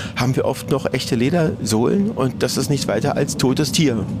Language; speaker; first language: German; native; German